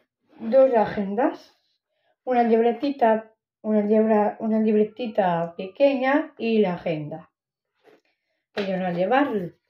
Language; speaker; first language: Spanish; non-native, local second language; Catalan